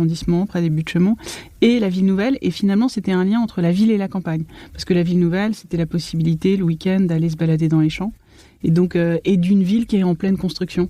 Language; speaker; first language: French; native; French